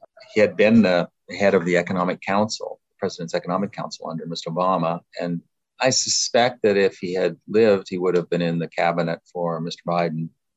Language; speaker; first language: English; native; English